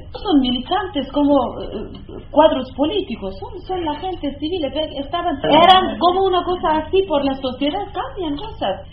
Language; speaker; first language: Spanish; non-native, learner; Kurdish